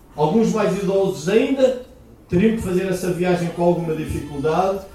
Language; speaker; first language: Portuguese; native; Portuguese